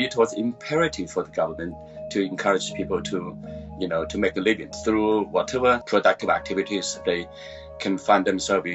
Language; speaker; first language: English; non-native, fluent; Chinese